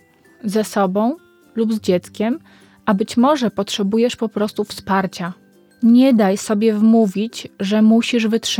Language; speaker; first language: Polish; native; Polish